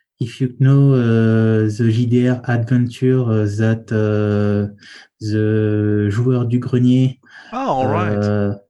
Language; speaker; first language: English; non-native, learner; French